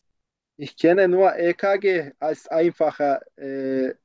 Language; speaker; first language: German; non-native, learner; Turkish